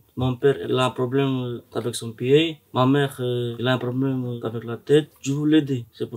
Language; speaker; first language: French; non-native, learner; Romany